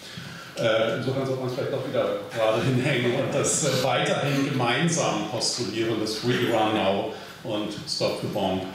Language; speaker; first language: German; native; German